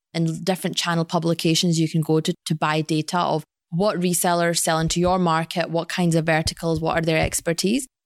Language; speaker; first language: English; native; English